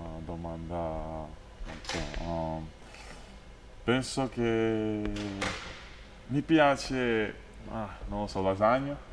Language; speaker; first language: Italian; non-native, learner; Georgian